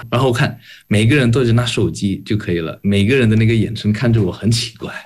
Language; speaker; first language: Chinese; non-native, fluent; Indonesian